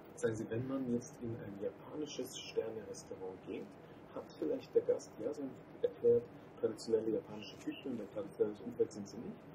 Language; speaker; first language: German; native; German